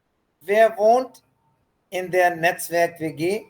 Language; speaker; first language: German; non-native, fluent; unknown